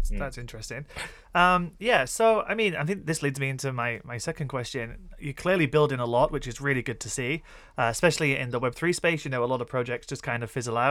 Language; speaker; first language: English; native; English